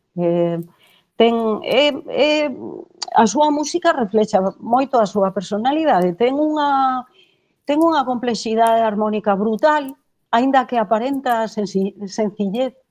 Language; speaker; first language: Galician; native; Galician